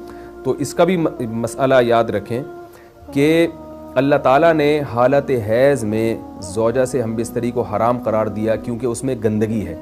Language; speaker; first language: Urdu; native; Urdu